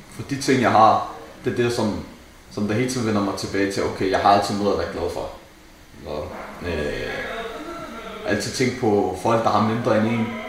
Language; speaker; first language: Danish; early bilingual, other home language; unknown